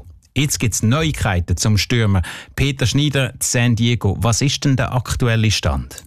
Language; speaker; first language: German; native; German